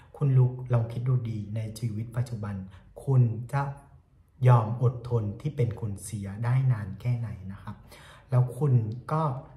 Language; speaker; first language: Thai; non-native, fluent; Vietnamese